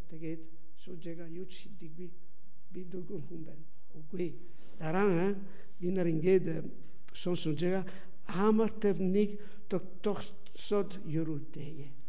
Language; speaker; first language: Mongolian; non-native, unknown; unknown